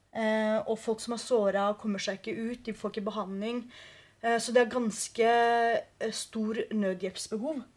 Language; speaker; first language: Norwegian; early bilingual, other home language; Kurdish